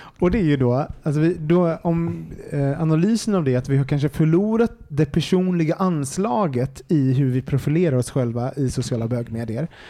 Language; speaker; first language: Swedish; native; Swedish